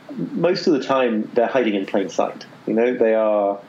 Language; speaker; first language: English; native; English